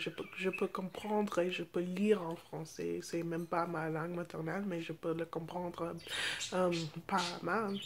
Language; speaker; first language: French; non-native, fluent; English